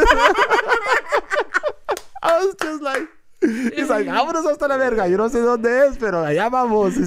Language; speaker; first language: Spanish; early bilingual, heritage; Spanish